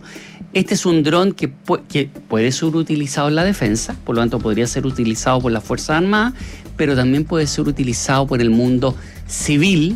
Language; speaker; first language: Spanish; native; Spanish